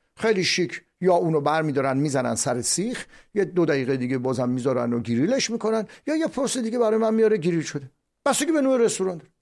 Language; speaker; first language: Persian; native; Persian